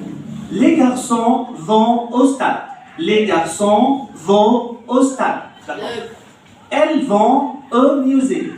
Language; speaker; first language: French; non-native, fluent; Arabic